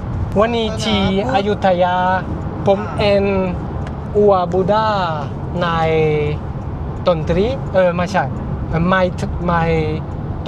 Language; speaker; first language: Thai; non-native, learner; French